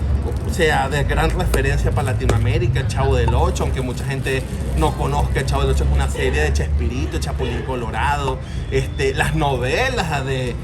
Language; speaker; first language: Spanish; native; Spanish